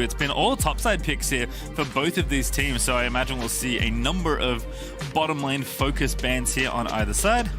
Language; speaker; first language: English; native; English